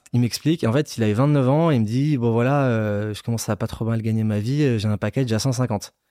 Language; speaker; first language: French; native; French